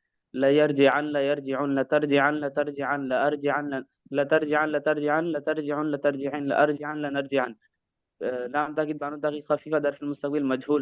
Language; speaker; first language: Arabic; non-native, learner; Urdu